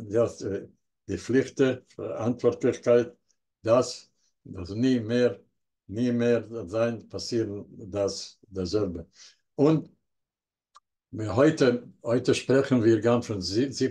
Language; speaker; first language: German; non-native, learner; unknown